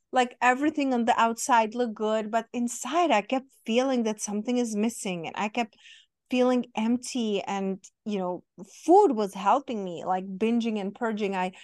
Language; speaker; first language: English; non-native, fluent; Czech